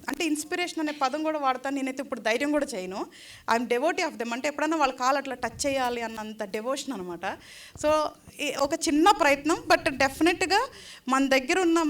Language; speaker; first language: Telugu; native; Telugu